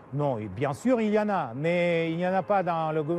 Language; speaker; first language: French; non-native, fluent; Russian